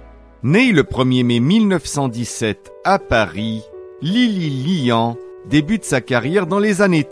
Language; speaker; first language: French; native; French